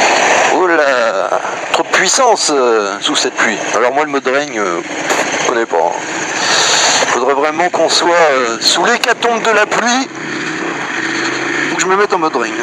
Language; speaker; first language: French; native; French